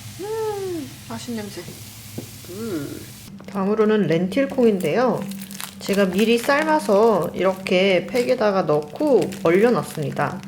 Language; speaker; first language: Korean; native; Korean